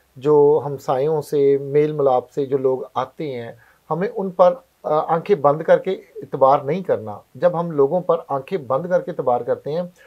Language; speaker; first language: Urdu; non-native, local second language; Punjabi